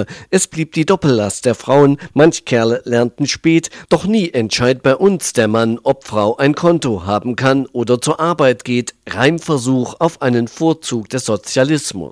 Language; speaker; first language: German; native; German